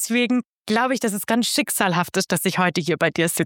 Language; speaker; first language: German; native; German